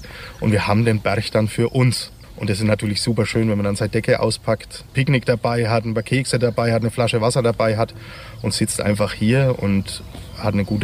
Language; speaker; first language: German; native; German